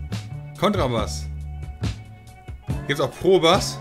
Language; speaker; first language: German; native; German